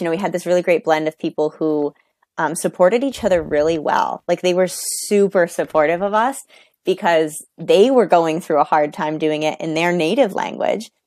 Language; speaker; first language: English; native; English